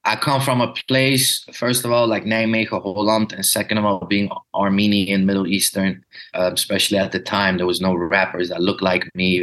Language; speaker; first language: English; early bilingual, other home language; Dutch